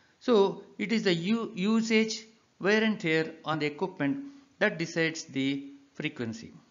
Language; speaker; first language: English; non-native, local second language; Telugu